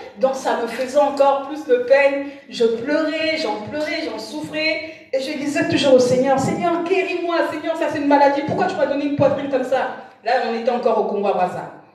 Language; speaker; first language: French; non-native, local second language; Lingala